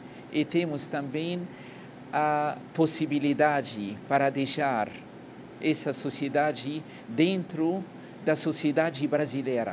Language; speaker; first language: Portuguese; non-native, fluent; Arabic